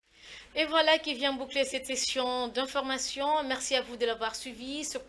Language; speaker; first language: French; native; French